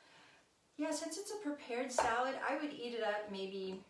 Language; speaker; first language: English; native; English